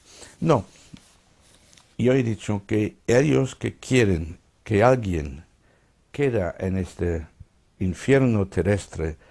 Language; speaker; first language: Spanish; non-native, fluent; Dutch